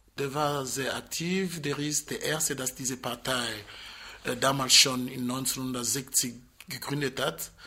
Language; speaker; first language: German; non-native, fluent; Portuguese